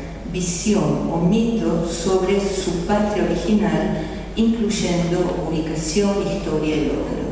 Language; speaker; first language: Spanish; native; Spanish